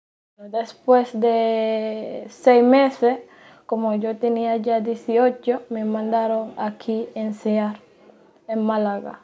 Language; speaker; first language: Spanish; non-native, learner; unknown